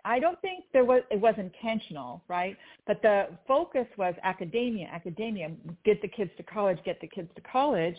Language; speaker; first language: English; native; English